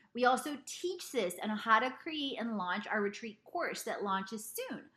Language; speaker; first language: English; native; English